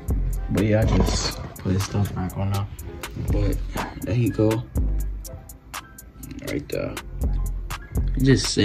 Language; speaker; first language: English; native; English